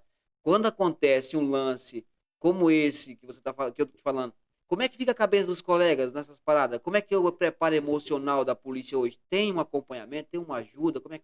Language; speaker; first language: Portuguese; native; Portuguese